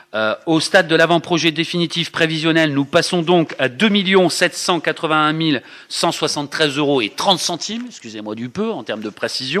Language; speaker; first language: French; native; French